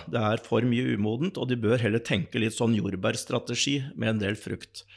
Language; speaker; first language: Norwegian; native; Norwegian